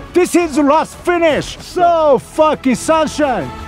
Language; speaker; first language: English; non-native, learner; Japanese